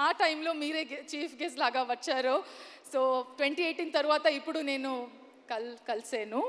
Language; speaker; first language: Telugu; non-native, learner; Kannada